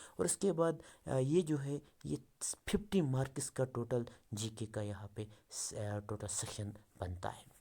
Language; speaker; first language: Urdu; non-native, local second language; Kashmiri